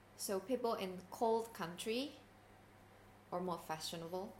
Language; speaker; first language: English; non-native, learner; Japanese